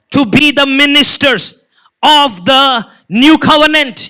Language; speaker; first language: English; non-native, local second language; Telugu